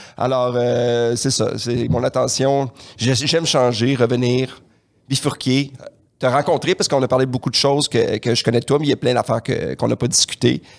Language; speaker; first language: French; native; French